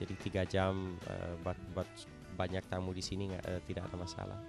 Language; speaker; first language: Indonesian; non-native, fluent; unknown